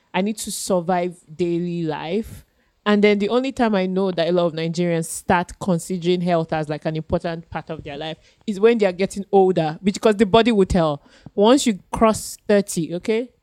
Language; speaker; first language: English; non-native, local second language; Yoruba